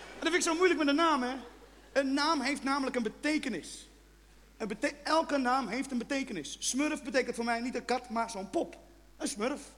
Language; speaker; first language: Dutch; non-native, fluent; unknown